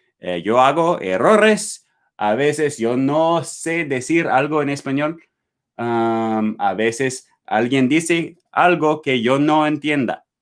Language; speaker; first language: Spanish; non-native, learner; English